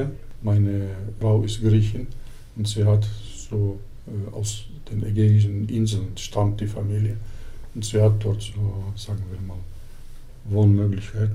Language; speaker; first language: German; early bilingual, other home language; Turkish